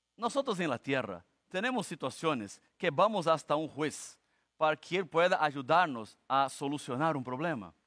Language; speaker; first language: Spanish; non-native, fluent; Portuguese